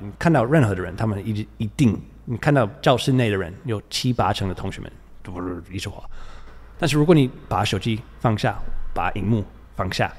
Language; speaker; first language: Chinese; non-native, fluent; English